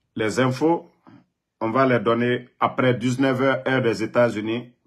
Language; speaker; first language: French; non-native, local second language; Mandingo